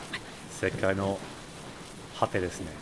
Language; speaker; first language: Japanese; non-native, fluent; English